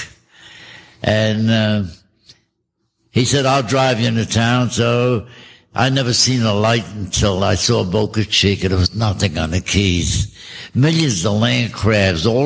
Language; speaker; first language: English; native; English